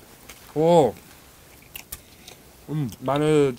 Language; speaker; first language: Korean; non-native, learner; English